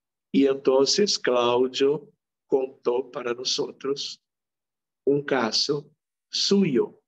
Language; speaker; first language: Spanish; non-native, local second language; Portuguese